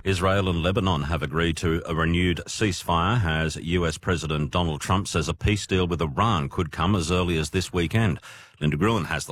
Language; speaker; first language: English; native; English